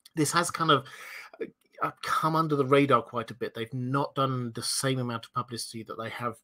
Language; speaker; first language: English; native; English